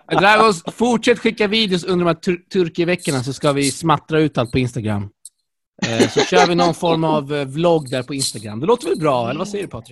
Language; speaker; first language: Swedish; native; Swedish